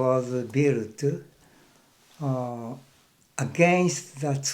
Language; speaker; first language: English; non-native, learner; Japanese